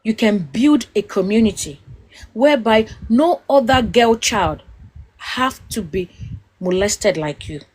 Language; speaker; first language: English; non-native, local second language; Yoruba